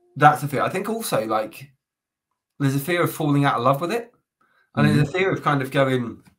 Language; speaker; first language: English; native; English